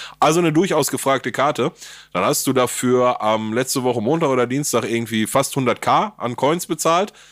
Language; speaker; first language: German; native; German